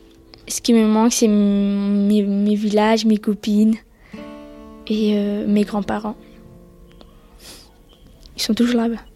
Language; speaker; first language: French; early bilingual, other home language; Pashto